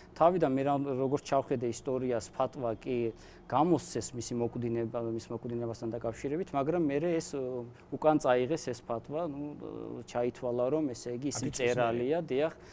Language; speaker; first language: Georgian; non-native, local second language; Azerbaijani